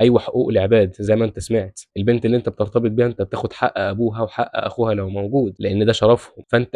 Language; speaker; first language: Arabic; native; Arabic